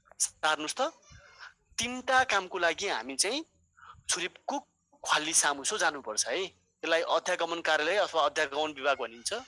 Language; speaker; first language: Nepali; native; Nepali